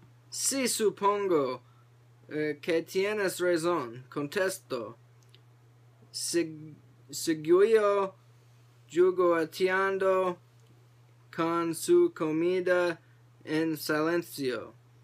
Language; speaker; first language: Spanish; non-native, learner; English